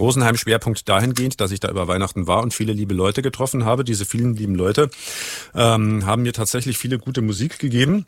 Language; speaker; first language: German; native; German